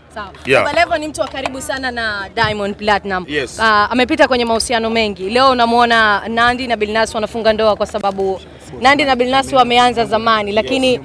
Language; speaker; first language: Swahili; native; Swahili